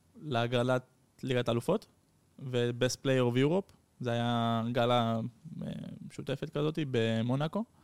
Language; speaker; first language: Hebrew; early bilingual, heritage; Hebrew